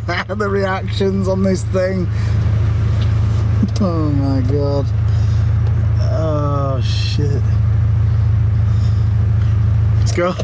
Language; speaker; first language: English; native; English